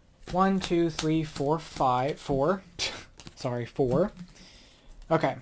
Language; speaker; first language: English; native; English